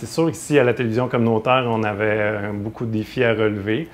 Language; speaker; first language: French; native; French